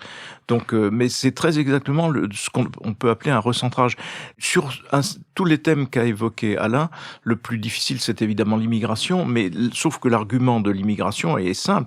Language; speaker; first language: French; native; French